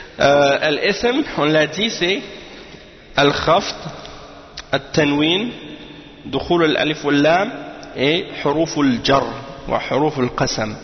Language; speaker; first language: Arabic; non-native, fluent; French